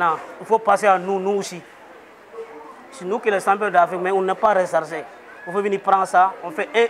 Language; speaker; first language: French; non-native, local second language; Wolof